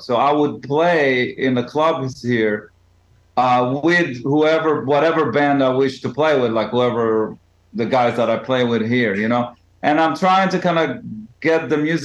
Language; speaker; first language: English; non-native, fluent; Hebrew